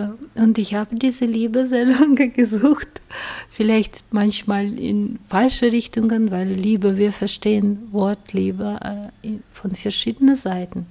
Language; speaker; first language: German; non-native, fluent; Russian